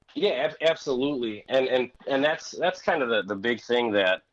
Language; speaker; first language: English; native; English